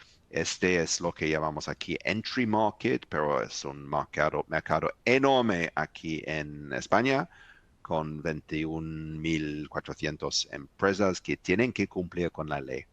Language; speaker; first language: Spanish; non-native, fluent; English